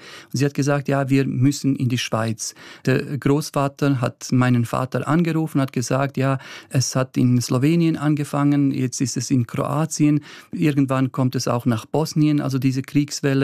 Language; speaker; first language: German; early bilingual, other home language; Bosnian